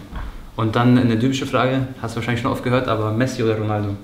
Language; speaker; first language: German; native; German